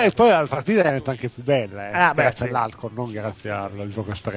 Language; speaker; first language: Italian; native; Italian